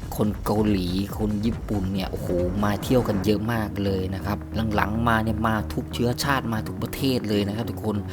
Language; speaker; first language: Thai; native; Thai